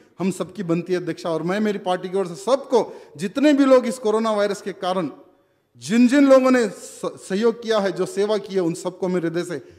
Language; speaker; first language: Hindi; non-native, local second language; Telugu